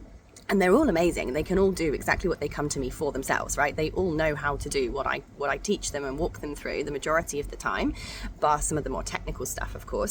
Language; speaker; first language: English; native; English